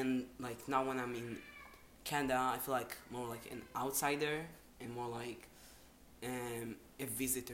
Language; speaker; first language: English; non-native, fluent; Hebrew